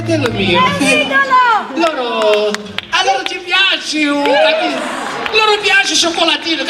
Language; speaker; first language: Italian; non-native, fluent; Portuguese